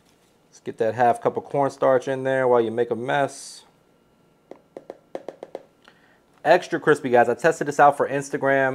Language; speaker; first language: English; native; English